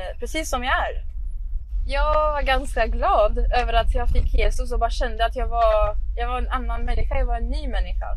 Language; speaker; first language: Swedish; non-native, fluent; Arabic